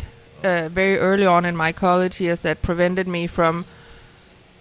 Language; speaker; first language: English; non-native, fluent; Danish